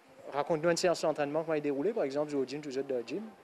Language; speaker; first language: French; non-native, local second language; Morisyen